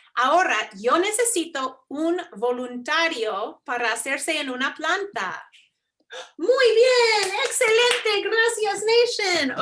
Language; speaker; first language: Spanish; non-native, fluent; English